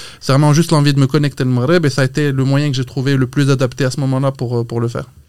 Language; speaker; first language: French; non-native, local second language; Arabic